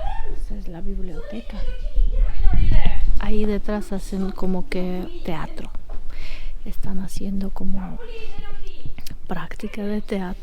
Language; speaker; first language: Spanish; non-native, fluent; Russian